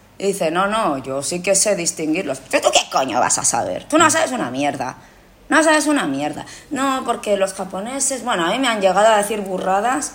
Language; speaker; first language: Spanish; early bilingual, other home language; Korean